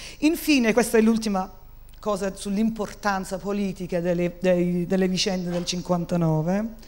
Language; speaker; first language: Italian; non-native, fluent; English